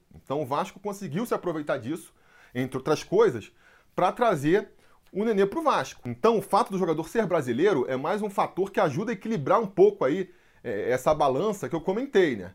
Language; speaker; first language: Portuguese; native; Portuguese